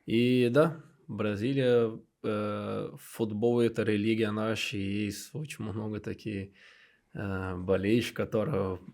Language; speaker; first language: Russian; non-native, learner; Portuguese